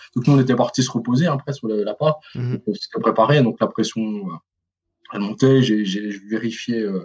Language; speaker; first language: French; native; French